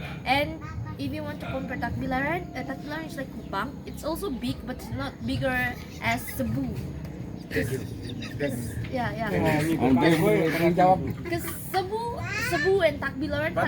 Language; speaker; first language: English; non-native, learner; Indonesian